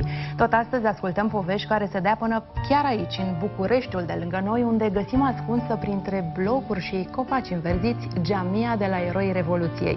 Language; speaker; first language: Romanian; native; Romanian